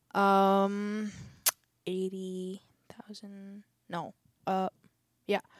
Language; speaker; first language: English; non-native, local second language; Telugu